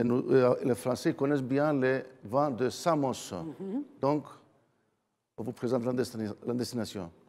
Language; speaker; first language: French; non-native, fluent; Greek